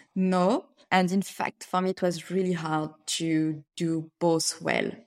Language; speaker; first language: English; non-native, fluent; French